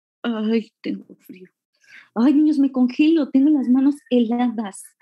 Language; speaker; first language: Spanish; native; Spanish